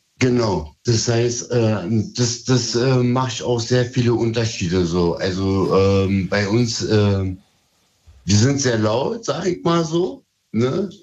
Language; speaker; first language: German; early bilingual, other home language; Turkish